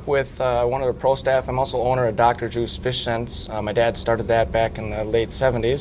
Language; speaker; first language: English; native; English